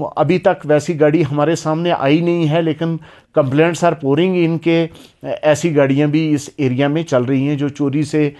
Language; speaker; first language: Hindi; non-native, local second language; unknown